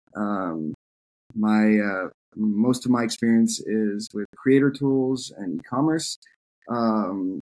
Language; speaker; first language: English; non-native, fluent; French